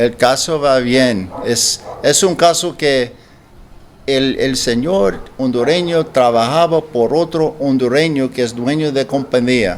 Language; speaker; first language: Spanish; non-native, learner; English